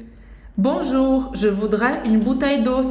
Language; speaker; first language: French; non-native, fluent; Portuguese